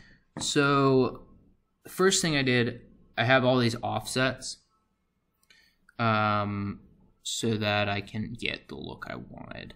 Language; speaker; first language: English; native; English